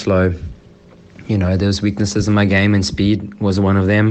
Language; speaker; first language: English; native; English